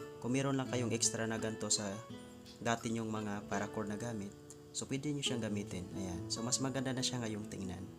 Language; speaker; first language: Filipino; non-native, local second language; Cebuano